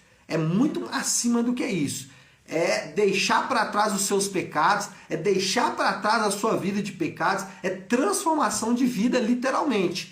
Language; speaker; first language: Portuguese; native; Portuguese